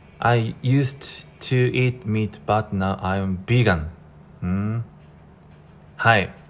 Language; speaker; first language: English; non-native, fluent; Japanese